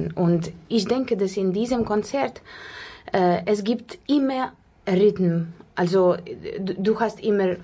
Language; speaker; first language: German; non-native, learner; Russian